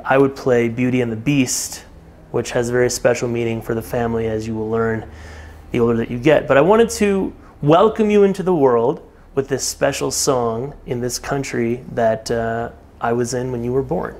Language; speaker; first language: English; native; English